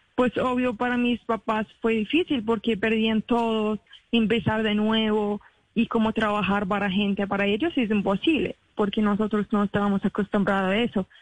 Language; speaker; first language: Spanish; non-native, learner; Arabic